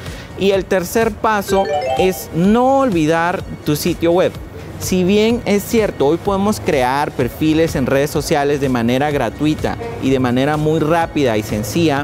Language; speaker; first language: Spanish; native; Spanish